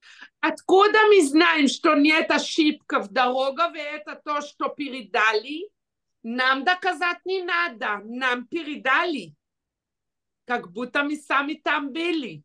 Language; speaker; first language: Russian; early bilingual, heritage; Russian